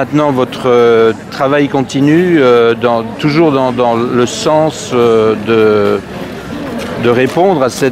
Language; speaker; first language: French; native; French